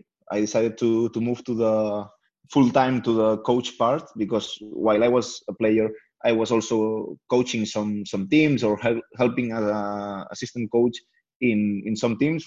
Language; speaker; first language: English; non-native, fluent; Spanish